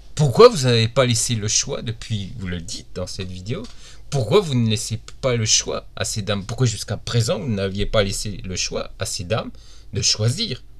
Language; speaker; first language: French; native; French